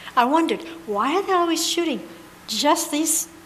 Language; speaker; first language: English; native; English